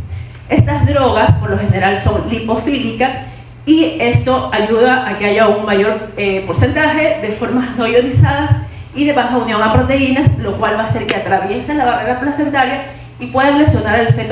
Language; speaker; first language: Spanish; native; Spanish